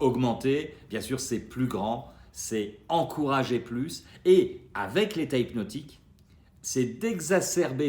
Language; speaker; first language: French; native; French